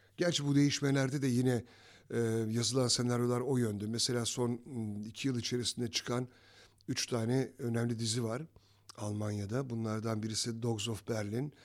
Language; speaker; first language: Turkish; native; Turkish